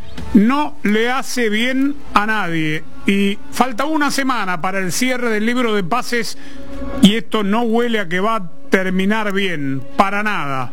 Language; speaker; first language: Spanish; native; Spanish